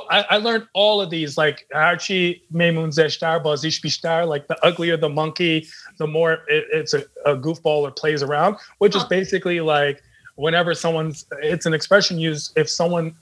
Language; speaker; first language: English; native; English